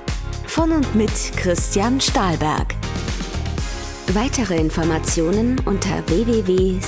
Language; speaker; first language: German; native; German